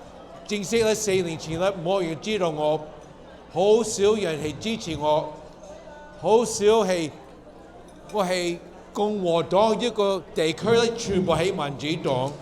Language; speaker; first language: Cantonese; early bilingual, heritage; Cantonese